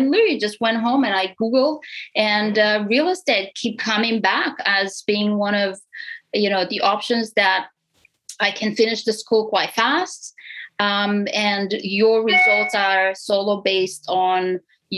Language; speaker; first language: English; non-native, fluent; Romanian